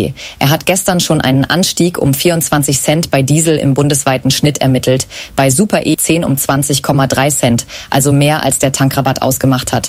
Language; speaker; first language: German; native; German